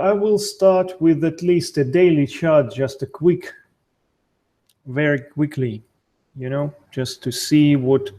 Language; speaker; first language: English; non-native, fluent; Russian